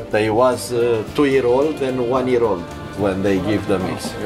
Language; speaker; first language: English; non-native, learner; Romanian